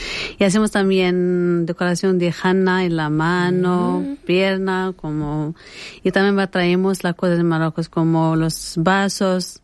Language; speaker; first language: Spanish; non-native, learner; Arabic